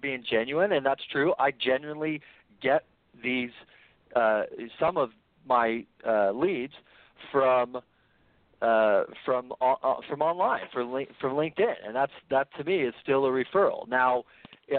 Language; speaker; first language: English; native; English